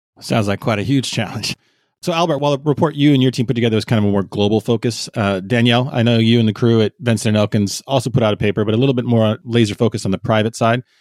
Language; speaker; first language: English; native; English